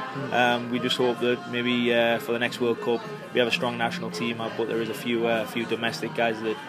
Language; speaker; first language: English; native; English